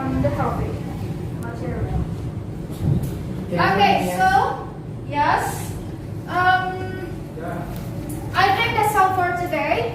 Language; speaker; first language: English; non-native, fluent; Indonesian